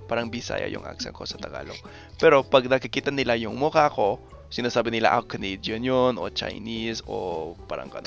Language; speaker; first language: Filipino; non-native, fluent; English